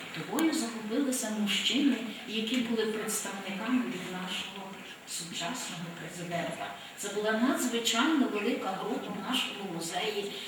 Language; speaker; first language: Ukrainian; native; Ukrainian